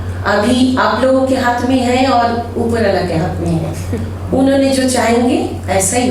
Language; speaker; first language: Hindi; non-native, local second language; Bangla